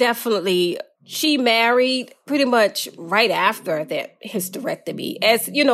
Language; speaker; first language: English; native; English